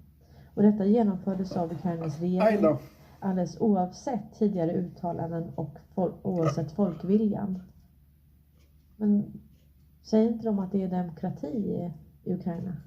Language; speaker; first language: Swedish; native; Swedish